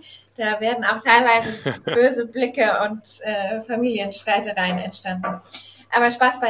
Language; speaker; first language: German; native; German